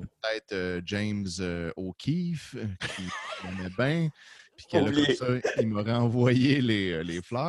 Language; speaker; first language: French; native; French